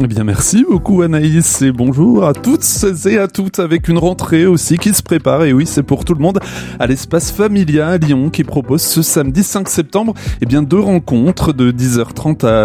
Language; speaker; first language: French; native; French